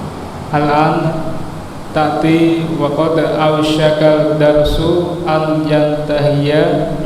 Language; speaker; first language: Arabic; non-native, learner; Indonesian